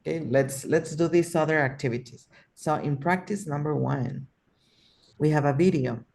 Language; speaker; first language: English; non-native, fluent; Spanish